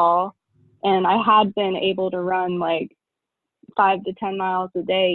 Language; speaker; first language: English; native; English